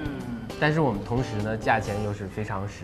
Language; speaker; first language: Chinese; native; Chinese